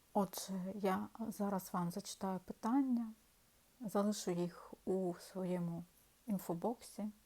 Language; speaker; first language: Ukrainian; non-native, local second language; Russian